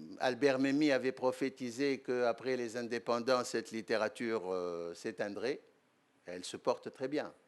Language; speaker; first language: French; non-native, local second language; Arabic